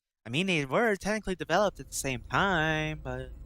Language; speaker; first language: English; native; English